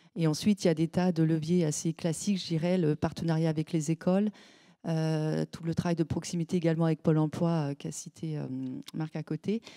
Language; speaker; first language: French; native; French